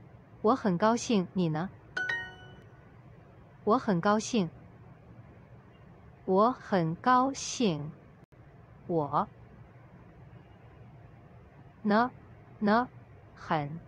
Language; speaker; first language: Chinese; non-native, learner; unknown